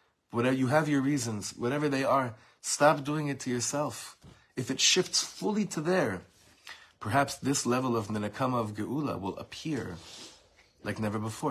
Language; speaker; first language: English; native; English